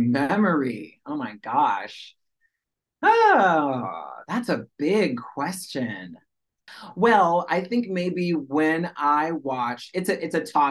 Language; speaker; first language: English; early bilingual, other home language; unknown